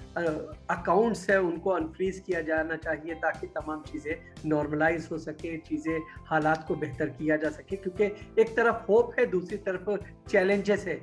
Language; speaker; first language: Hindi; native; Hindi